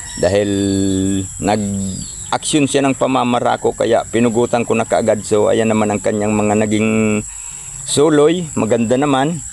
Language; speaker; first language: Filipino; non-native, local second language; Cebuano